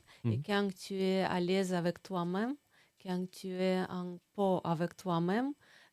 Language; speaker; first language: French; non-native, fluent; Russian